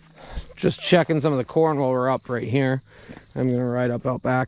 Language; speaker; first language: English; native; English